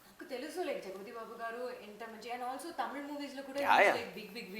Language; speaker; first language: Telugu; non-native, learner; Tamil